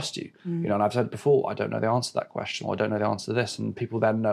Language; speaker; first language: English; native; English